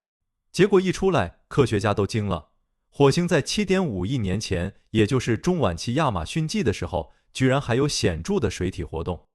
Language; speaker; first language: Chinese; native; Chinese